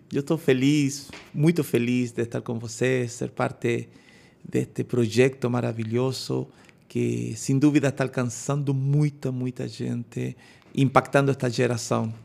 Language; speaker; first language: Portuguese; non-native, fluent; Spanish